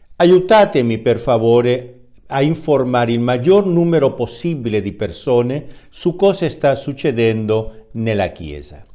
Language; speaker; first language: Italian; non-native, fluent; Spanish